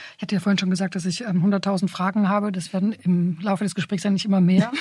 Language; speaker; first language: German; native; German